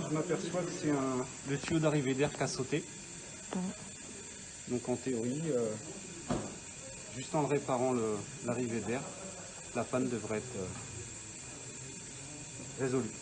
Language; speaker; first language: French; native; French